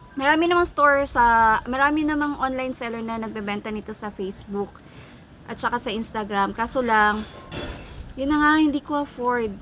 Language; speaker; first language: Filipino; non-native, local second language; Cebuano